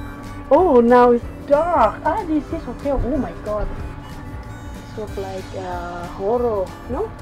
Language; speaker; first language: English; non-native, learner; Thai